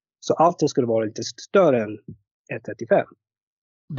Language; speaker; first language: Swedish; non-native, fluent; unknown